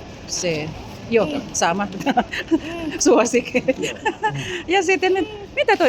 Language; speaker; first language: Finnish; non-native, learner; Filipino